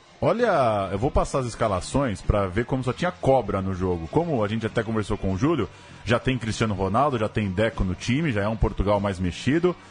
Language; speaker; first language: Portuguese; native; Portuguese